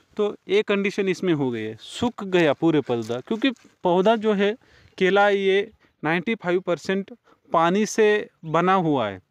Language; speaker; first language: Hindi; non-native, local second language; Marathi